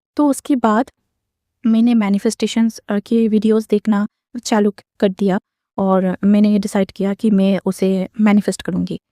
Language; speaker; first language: Hindi; non-native, local second language; Bangla